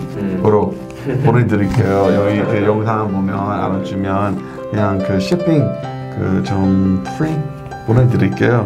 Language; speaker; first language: Korean; non-native, learner; English